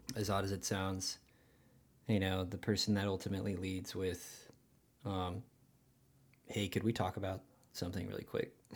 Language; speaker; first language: English; native; English